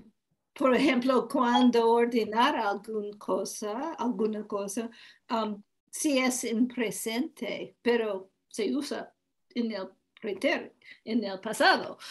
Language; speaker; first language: Spanish; non-native, learner; English